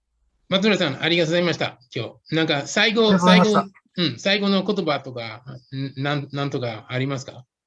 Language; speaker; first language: Japanese; non-native, fluent; English